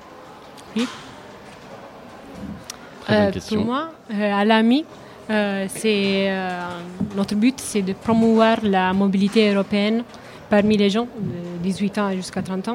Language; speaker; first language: French; non-native, learner; Italian